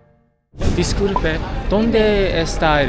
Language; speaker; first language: Spanish; non-native, learner; Chinese